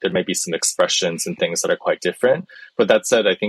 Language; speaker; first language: English; early bilingual, other home language; Chinese